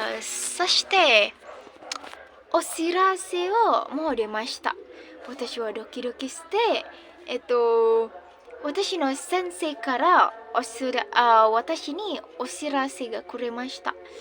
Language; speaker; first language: Japanese; non-native, learner; Indonesian